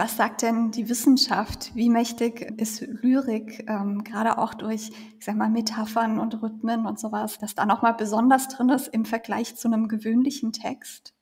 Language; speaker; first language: German; native; German